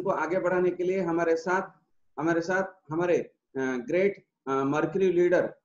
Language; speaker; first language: Hindi; non-native, local second language; Odia